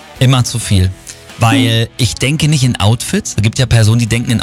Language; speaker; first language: German; native; German